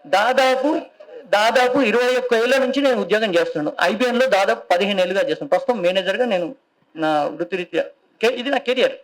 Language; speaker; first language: Telugu; native; Telugu